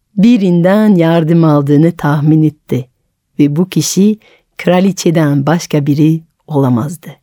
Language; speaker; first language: Turkish; non-native, fluent; French